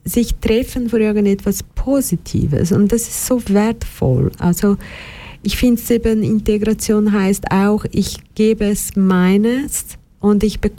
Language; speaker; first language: German; non-native, fluent; Portuguese